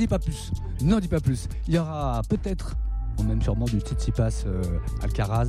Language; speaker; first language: French; native; French